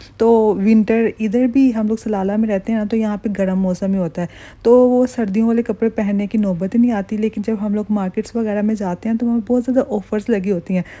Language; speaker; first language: Urdu; native; Urdu